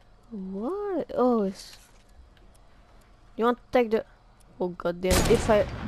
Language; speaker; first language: English; non-native, learner; French